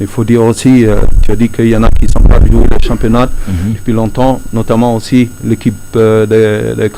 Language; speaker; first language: French; non-native, fluent; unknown